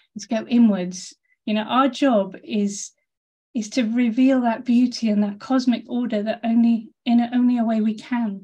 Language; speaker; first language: English; native; English